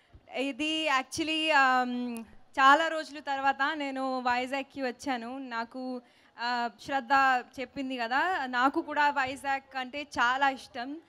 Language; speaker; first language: Telugu; non-native, learner; Hindi